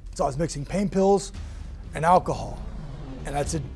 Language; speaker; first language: English; native; English